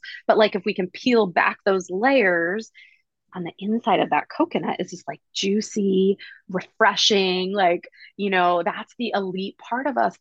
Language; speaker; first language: English; native; English